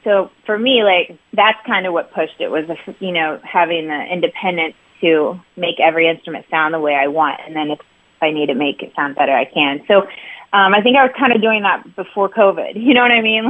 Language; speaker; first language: English; native; English